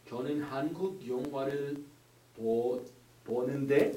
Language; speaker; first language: Korean; non-native, learner; English